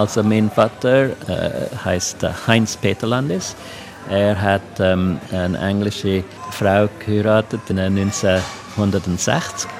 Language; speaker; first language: German; non-native, local second language; English